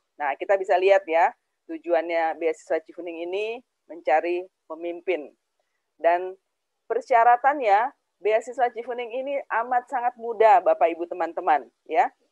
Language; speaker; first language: Indonesian; native; Indonesian